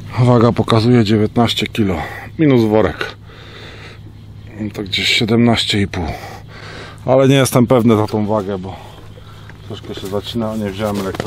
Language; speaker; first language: Polish; native; Polish